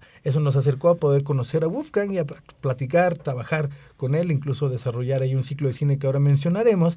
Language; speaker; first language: Spanish; native; Spanish